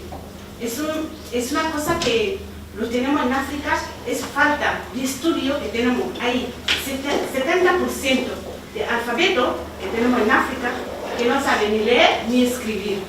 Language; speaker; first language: Spanish; non-native, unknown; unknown